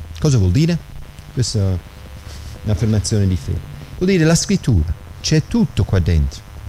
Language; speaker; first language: Italian; non-native, fluent; English